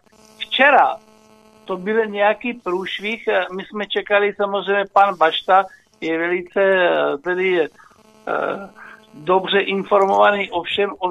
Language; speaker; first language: Czech; native; Czech